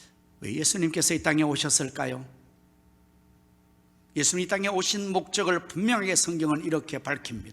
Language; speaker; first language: Korean; native; Korean